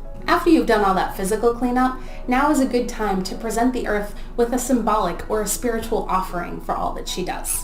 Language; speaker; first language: English; native; English